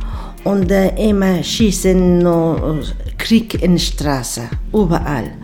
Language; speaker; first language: German; non-native, learner; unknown